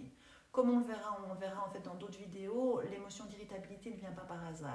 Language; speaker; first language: French; native; French